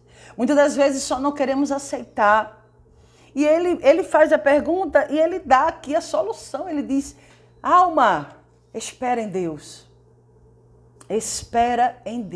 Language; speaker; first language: Portuguese; native; Portuguese